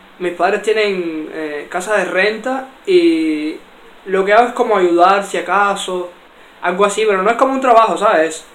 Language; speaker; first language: Spanish; native; Spanish